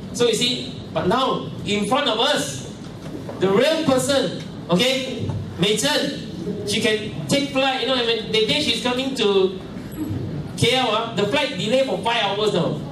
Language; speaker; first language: English; non-native, local second language; Chinese